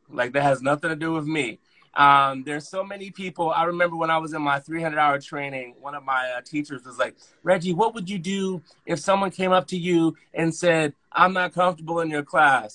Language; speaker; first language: English; native; English